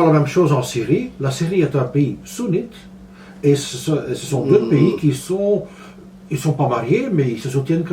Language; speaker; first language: French; non-native, local second language; Dutch